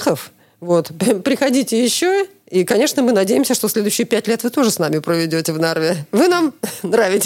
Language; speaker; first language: Russian; native; Russian